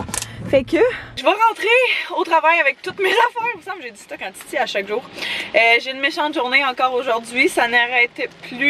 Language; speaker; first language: French; native; French